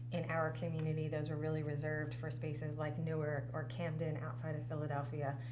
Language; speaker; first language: English; native; English